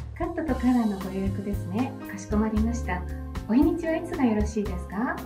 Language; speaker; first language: Japanese; native; Japanese